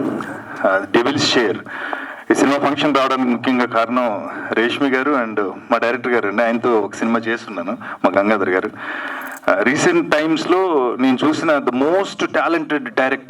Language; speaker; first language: Telugu; native; Telugu